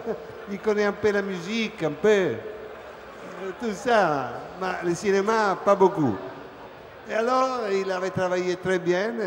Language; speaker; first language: French; non-native, fluent; Italian